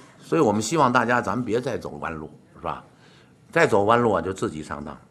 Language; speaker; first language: Chinese; native; Chinese